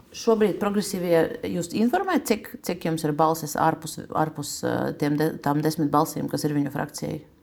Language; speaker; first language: Latvian; non-native, local second language; Russian